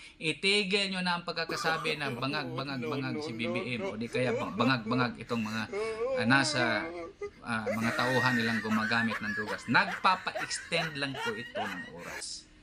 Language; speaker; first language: Filipino; non-native, local second language; Cebuano